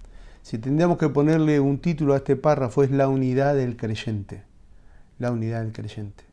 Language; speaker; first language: Spanish; native; Spanish